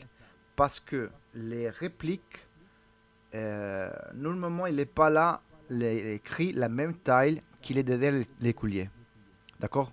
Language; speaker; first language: French; non-native, learner; Italian